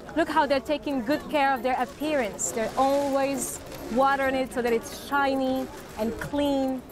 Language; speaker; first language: English; non-native, fluent; Arabic